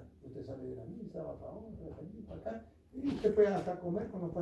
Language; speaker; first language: Spanish; native; Spanish